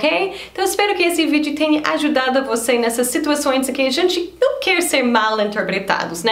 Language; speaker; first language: Portuguese; non-native, fluent; English